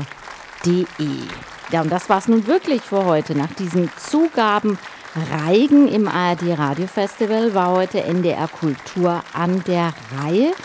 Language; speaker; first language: German; native; German